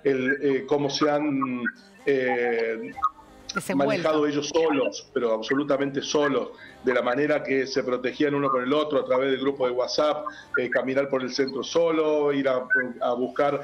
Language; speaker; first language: Spanish; native; Spanish